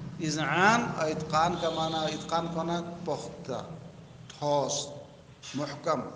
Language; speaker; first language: Urdu; native; Urdu